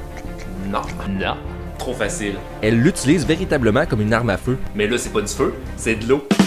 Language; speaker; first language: French; native; French